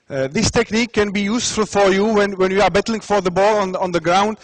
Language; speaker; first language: English; non-native, fluent; Czech